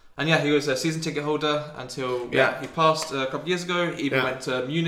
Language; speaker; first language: English; native; English